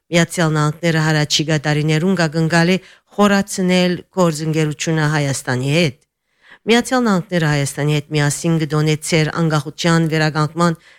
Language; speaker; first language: Armenian; early bilingual, heritage; Armenian